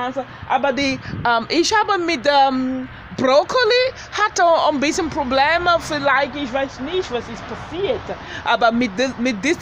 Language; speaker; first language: German; non-native, learner; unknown